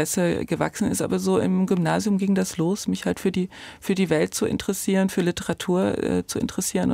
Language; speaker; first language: German; native; German